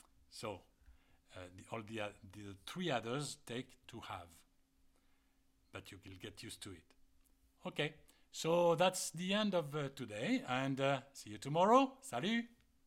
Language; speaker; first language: English; non-native, fluent; French